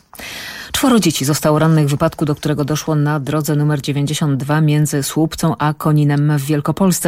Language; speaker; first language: Polish; native; Polish